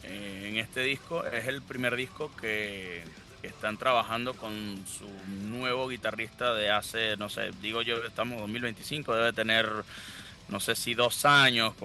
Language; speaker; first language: Spanish; native; Spanish